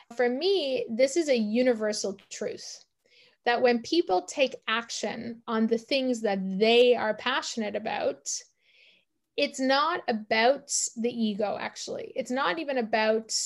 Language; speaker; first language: English; native; English